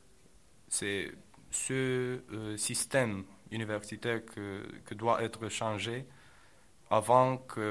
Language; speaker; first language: French; non-native, learner; Romanian